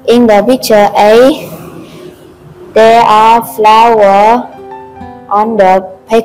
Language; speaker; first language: English; non-native, learner; Vietnamese